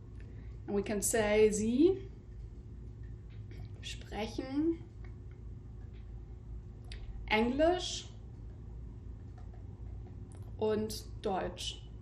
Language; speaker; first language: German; non-native, fluent; English